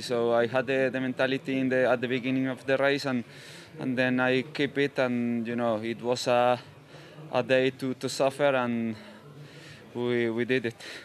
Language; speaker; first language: English; non-native, fluent; Spanish